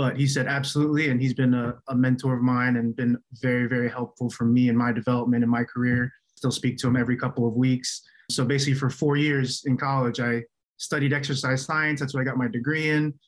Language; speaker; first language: English; early bilingual, other home language; Chinese